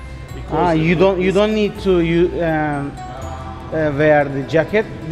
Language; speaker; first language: English; non-native, fluent; Turkish